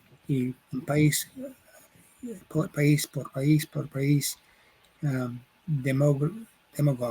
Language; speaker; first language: Spanish; non-native, fluent; English